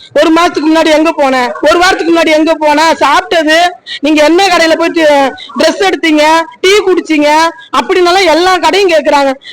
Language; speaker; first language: Tamil; native; Tamil